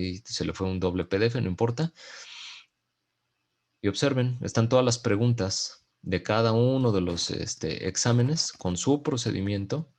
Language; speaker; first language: Spanish; native; Spanish